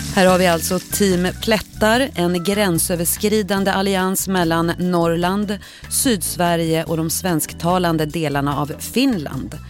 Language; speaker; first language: Swedish; native; Swedish